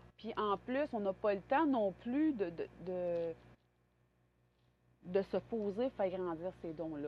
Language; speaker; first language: French; native; French